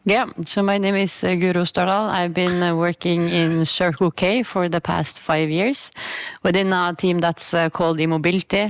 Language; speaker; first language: English; non-native, fluent; Norwegian